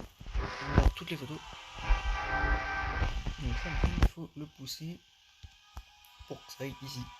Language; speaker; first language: French; native; French